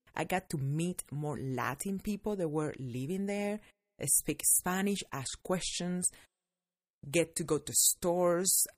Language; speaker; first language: English; non-native, fluent; Spanish